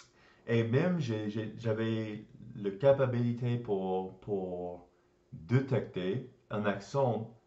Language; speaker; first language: French; non-native, learner; English